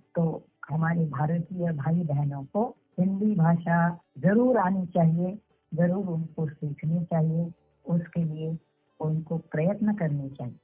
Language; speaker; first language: Hindi; non-native, local second language; Marathi